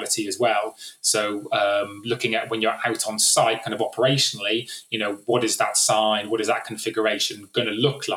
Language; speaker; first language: English; native; English